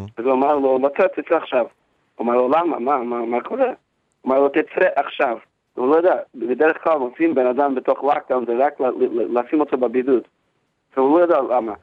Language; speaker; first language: Hebrew; non-native, fluent; English